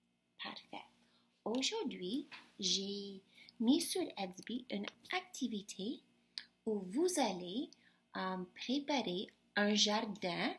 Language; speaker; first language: French; non-native, fluent; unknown